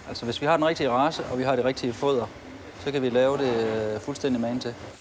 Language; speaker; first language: Danish; native; Danish